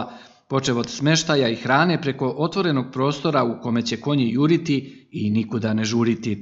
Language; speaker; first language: Serbian; native; Serbian